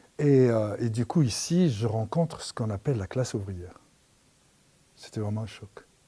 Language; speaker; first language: French; non-native, local second language; Arabic